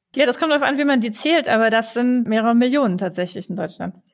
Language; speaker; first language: German; native; German